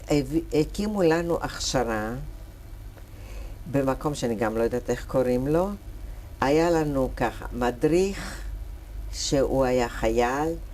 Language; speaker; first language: Hebrew; early bilingual, other home language; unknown